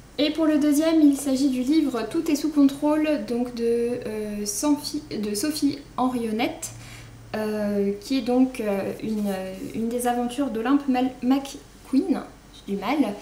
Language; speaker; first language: French; native; French